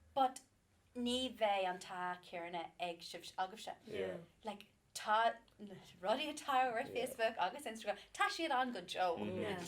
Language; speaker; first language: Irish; non-native, local second language; English